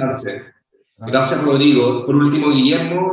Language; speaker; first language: Spanish; native; Spanish